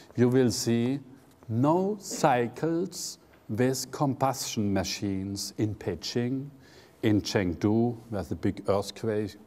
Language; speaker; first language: English; non-native, fluent; German